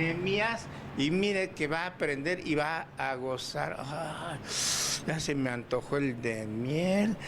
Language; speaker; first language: Spanish; native; Spanish